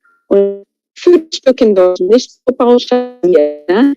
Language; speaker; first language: German; non-native, fluent; Portuguese